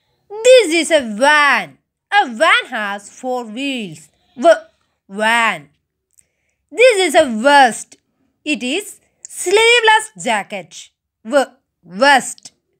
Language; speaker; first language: English; non-native, local second language; Malayalam